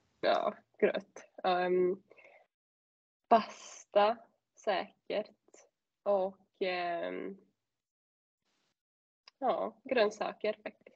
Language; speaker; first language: Swedish; non-native, fluent; Czech